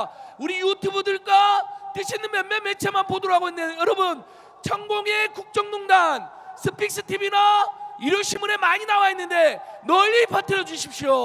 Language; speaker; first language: Korean; native; Korean